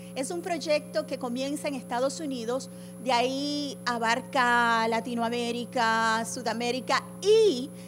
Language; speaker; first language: Spanish; early bilingual, heritage; Spanish